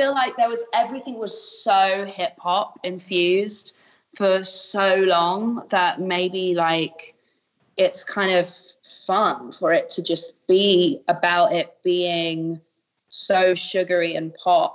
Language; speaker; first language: English; native; English